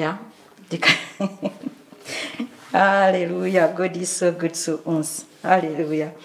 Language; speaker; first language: German; non-native, learner; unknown